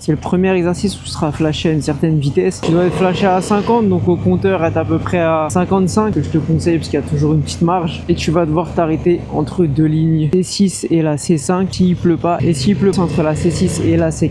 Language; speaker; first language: French; native; French